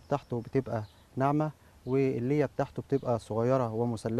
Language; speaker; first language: Arabic; native; Arabic